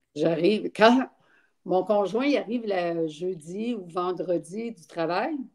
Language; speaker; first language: French; native; French